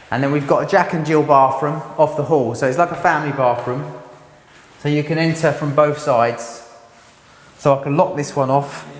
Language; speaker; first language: English; native; English